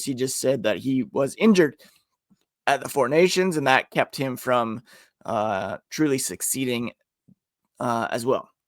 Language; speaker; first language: English; native; English